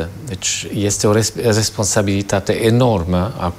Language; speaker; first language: Romanian; non-native, fluent; German